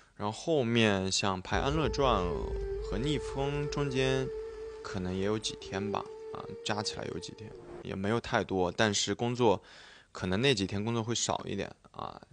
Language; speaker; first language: Chinese; native; Chinese